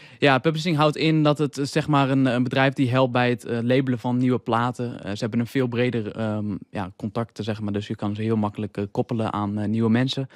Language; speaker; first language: Dutch; native; Dutch